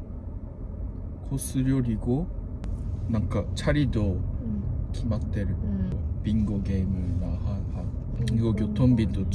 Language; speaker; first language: Korean; non-native, learner; Japanese